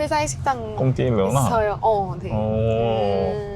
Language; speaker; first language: Korean; non-native, learner; Vietnamese